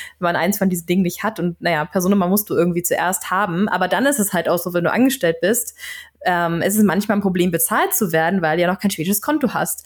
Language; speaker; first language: German; native; German